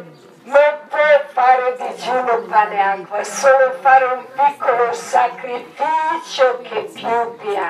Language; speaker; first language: Italian; non-native, learner; Croatian